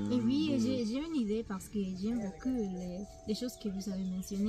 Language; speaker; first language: French; non-native, learner; Spanish